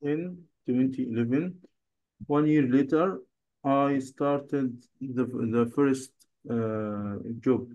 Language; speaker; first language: English; non-native, learner; Arabic